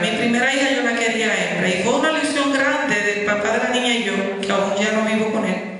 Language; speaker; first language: Spanish; native; Spanish